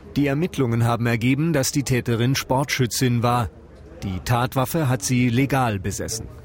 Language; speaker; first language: German; native; German